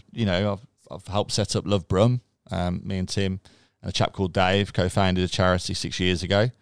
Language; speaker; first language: English; native; English